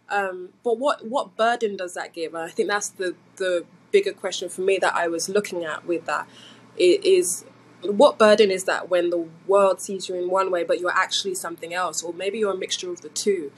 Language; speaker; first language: English; native; English